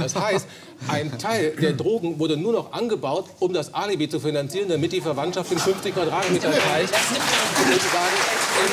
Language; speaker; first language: German; native; German